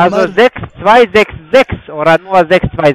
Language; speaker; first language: German; non-native, fluent; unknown